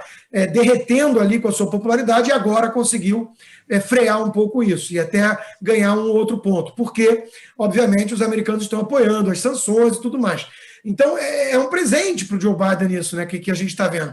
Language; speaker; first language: Portuguese; native; Portuguese